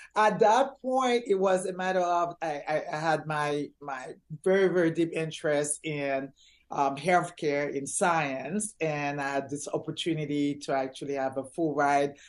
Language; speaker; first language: English; early bilingual, other home language; Haitian Creole